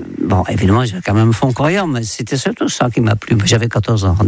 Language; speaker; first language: French; non-native, fluent; Dutch